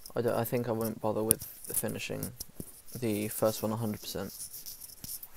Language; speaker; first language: English; native; English